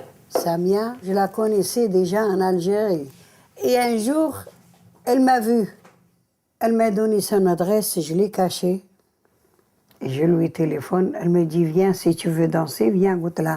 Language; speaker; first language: French; early bilingual, other home language; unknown